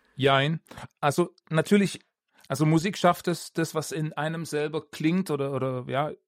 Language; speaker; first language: German; native; German